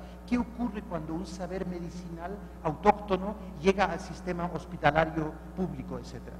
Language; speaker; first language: Spanish; non-native, fluent; German